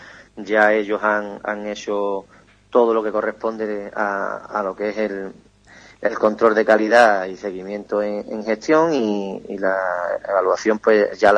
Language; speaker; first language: Spanish; native; Spanish